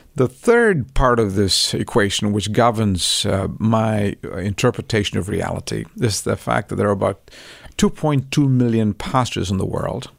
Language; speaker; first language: English; non-native, local second language; Tamil